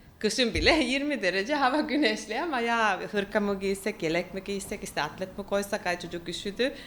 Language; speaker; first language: Turkish; non-native, fluent; Finnish